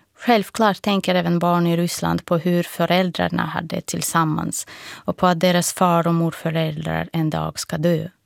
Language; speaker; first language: Swedish; non-native, fluent; Russian